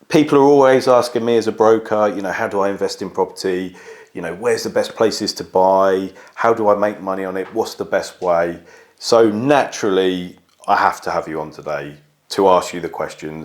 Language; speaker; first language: English; native; English